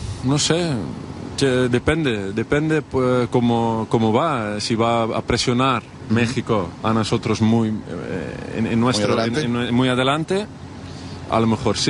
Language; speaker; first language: Spanish; non-native, fluent; Dutch